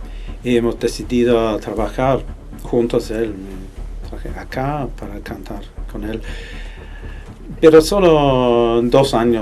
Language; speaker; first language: Spanish; non-native, fluent; English